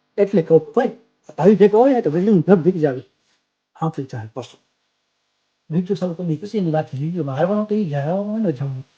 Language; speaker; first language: Gujarati; native; Gujarati